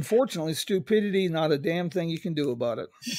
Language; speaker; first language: English; native; English